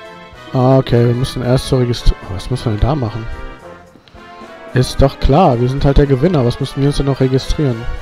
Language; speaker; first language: German; native; German